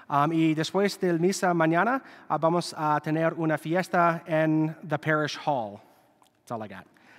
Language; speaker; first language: Spanish; non-native, learner; English